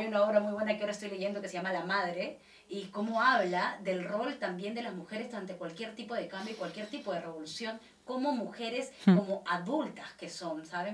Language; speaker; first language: Spanish; native; Spanish